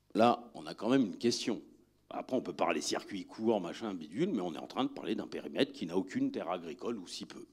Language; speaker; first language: French; native; French